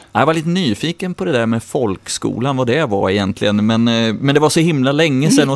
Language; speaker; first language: Swedish; native; Swedish